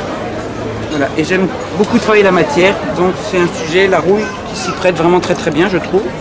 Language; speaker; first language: French; native; French